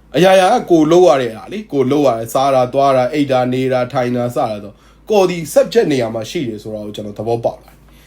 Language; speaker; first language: Burmese; native; Burmese